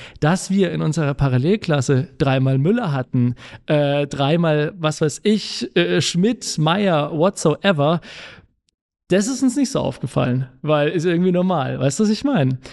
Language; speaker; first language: German; native; German